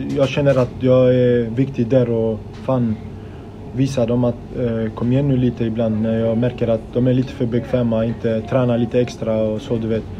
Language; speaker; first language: Swedish; early bilingual, other home language; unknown